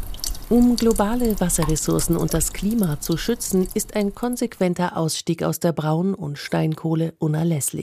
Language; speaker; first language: German; native; German